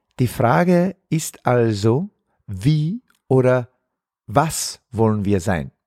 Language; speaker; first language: German; non-native, fluent; Bosnian